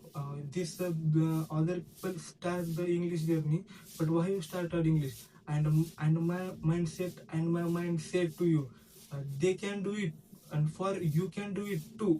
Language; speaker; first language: English; non-native, learner; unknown